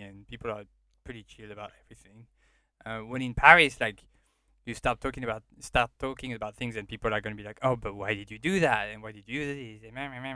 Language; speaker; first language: English; non-native, fluent; French